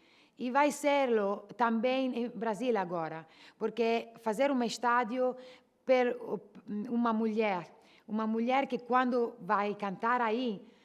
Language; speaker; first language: Portuguese; non-native, learner; Italian